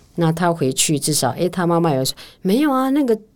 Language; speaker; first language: Chinese; native; Chinese